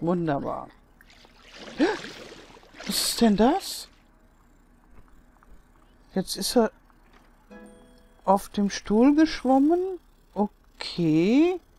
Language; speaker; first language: German; native; German